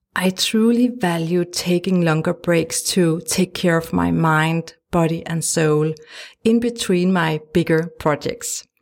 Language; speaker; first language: English; non-native, fluent; Danish